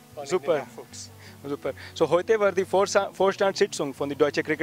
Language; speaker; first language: German; non-native, learner; Urdu